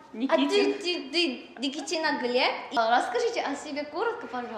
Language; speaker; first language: Russian; non-native, learner; Korean